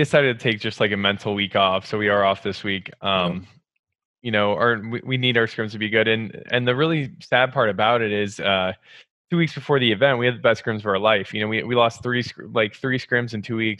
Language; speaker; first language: English; native; English